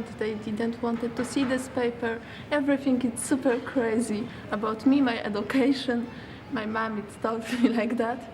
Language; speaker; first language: English; non-native, learner; Polish